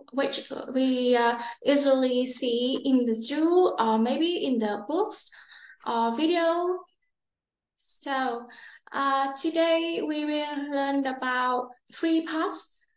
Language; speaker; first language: English; non-native, learner; Vietnamese